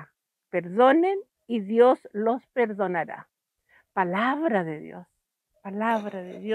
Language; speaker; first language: Spanish; native; Spanish